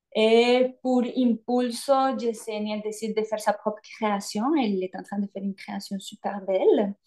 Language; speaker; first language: French; non-native, fluent; Spanish